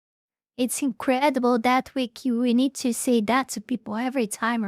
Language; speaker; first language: English; non-native, fluent; Portuguese